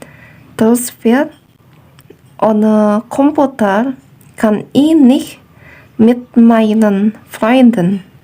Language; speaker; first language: German; non-native, fluent; Indonesian